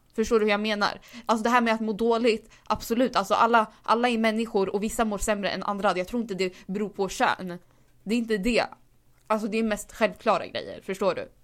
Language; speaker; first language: Swedish; early bilingual, other home language; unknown